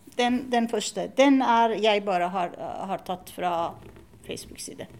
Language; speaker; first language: Norwegian; non-native, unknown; Persian